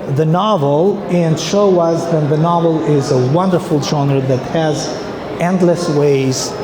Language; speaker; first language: English; non-native, fluent; Albanian